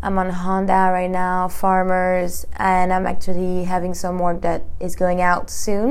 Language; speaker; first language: English; non-native, fluent; French